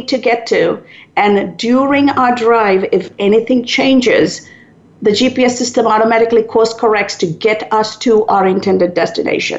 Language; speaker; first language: English; non-native, local second language; Tamil